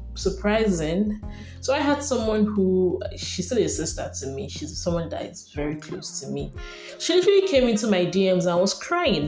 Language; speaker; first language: English; non-native, local second language; Igbo